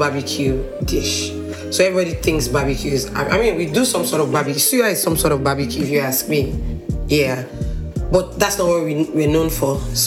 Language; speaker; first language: English; non-native, local second language; Igbo